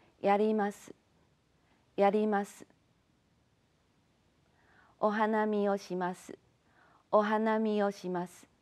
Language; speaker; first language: Japanese; non-native, fluent; Chinese